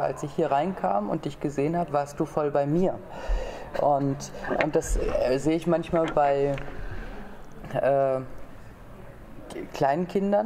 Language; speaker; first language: German; native; German